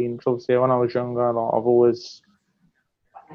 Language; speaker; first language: English; native; English